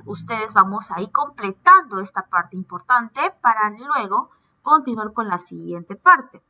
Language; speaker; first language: Spanish; native; Spanish